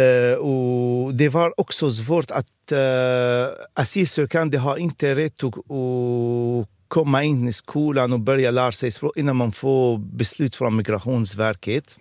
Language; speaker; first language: Swedish; non-native, fluent; Arabic